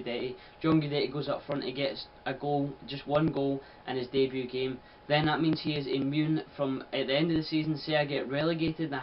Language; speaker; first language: English; native; English